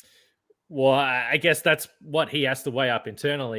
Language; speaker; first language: English; native; English